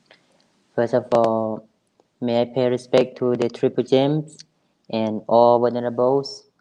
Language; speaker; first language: English; non-native, fluent; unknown